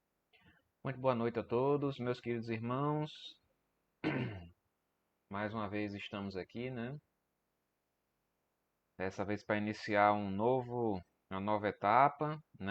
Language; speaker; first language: Portuguese; native; Portuguese